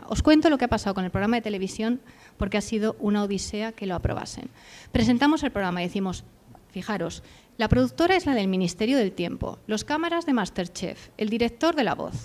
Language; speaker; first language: Spanish; native; Spanish